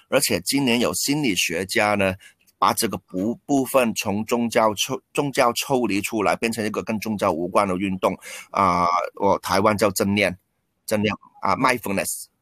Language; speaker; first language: Chinese; non-native, local second language; Cantonese